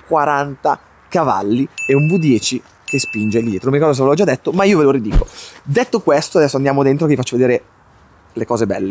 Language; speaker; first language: Italian; native; Italian